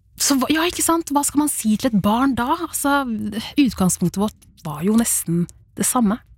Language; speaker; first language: Norwegian; early bilingual, other home language; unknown